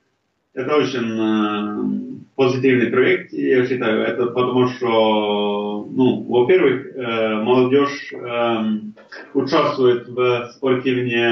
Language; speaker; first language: Russian; non-native, fluent; Norwegian